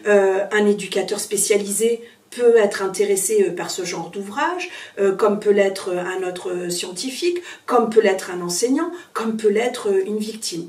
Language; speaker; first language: French; native; French